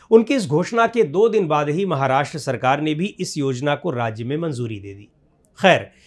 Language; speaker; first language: Hindi; native; Hindi